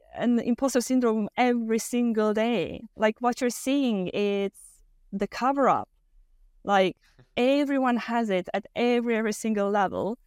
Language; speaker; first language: English; non-native, fluent; Romanian